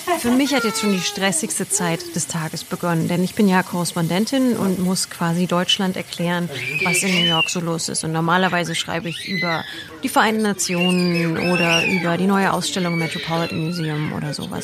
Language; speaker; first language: German; native; German